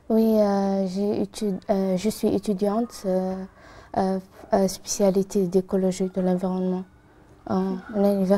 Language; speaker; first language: French; non-native, learner; Arabic